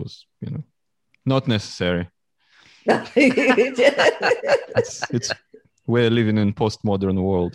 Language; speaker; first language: English; non-native, fluent; Russian